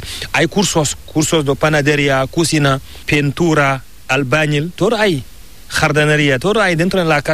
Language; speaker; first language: Spanish; non-native, learner; Fula